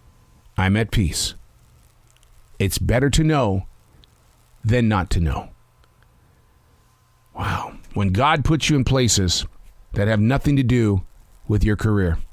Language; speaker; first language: English; native; English